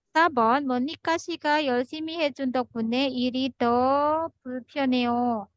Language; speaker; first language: Korean; non-native, fluent; Indonesian